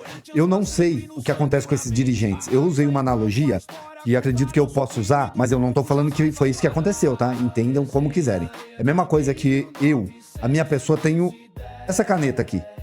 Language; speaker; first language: Portuguese; native; Portuguese